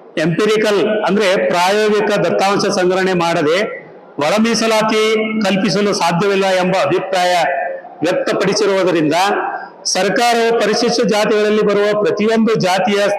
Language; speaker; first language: Kannada; non-native, local second language; Lambadi